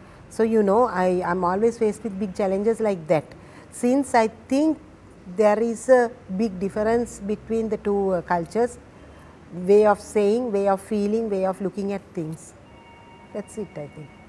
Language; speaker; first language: English; non-native, local second language; Sinhala